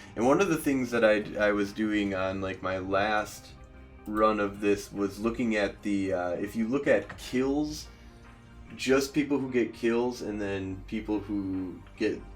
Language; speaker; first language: English; native; English